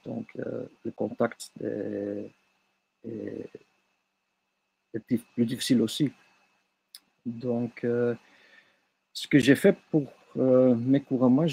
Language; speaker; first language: French; non-native, local second language; Dutch